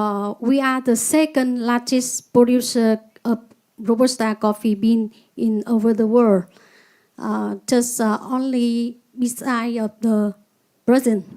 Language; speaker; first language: English; non-native, learner; Vietnamese